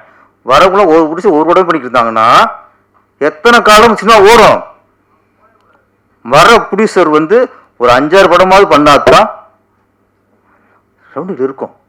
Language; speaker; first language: Tamil; native; Tamil